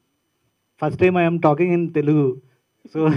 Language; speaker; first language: Telugu; non-native, learner; Malayalam